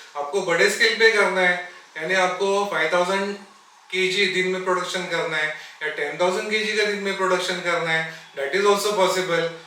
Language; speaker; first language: Hindi; non-native, local second language; Marathi